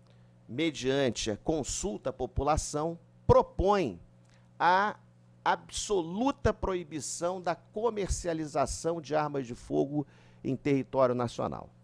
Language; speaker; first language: Portuguese; native; Portuguese